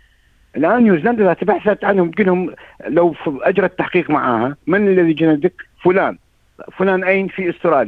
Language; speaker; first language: Arabic; native; Arabic